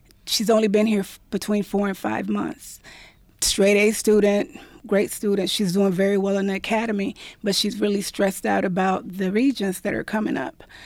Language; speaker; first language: English; non-native, local second language; Spanish